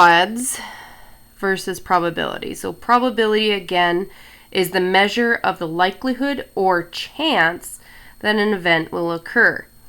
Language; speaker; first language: English; native; English